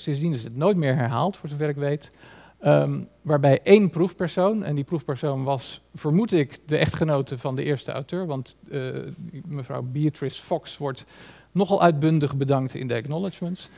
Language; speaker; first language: Dutch; native; Dutch